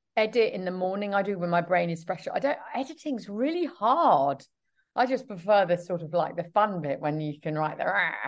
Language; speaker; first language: English; native; English